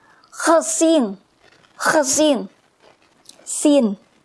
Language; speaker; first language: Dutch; non-native, fluent; Indonesian